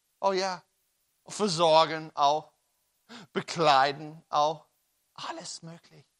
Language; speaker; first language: German; non-native, learner; English